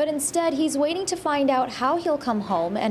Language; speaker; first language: English; native; English